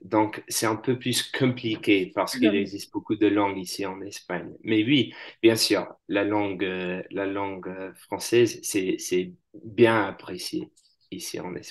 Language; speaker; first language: French; non-native, fluent; English